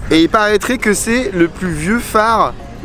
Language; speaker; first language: French; native; French